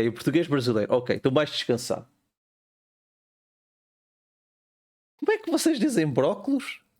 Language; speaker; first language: Portuguese; native; Portuguese